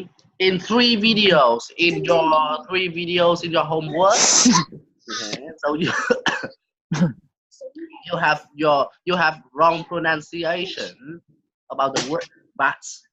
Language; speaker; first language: English; non-native, fluent; Vietnamese